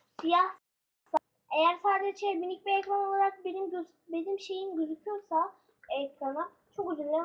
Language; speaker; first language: Turkish; early bilingual, heritage; Turkish